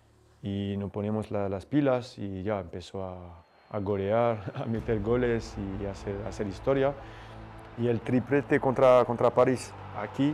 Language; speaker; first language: Spanish; non-native, fluent; French